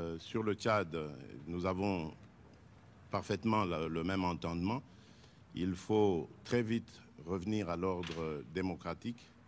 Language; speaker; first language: French; non-native, local second language; Luba-Lulua